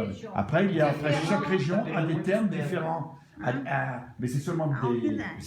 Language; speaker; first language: French; native; French